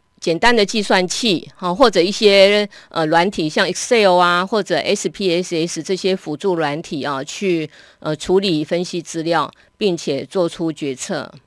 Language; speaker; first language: Chinese; native; Chinese